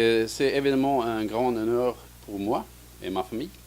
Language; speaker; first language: French; non-native, fluent; Swedish